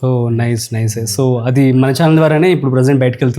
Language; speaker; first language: Telugu; native; Telugu